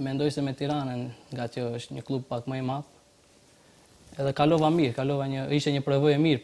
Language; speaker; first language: Albanian; native; Albanian